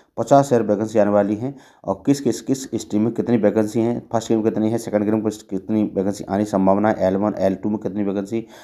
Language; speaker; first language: Hindi; native; Hindi